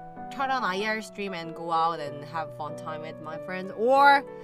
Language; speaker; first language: English; non-native, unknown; Korean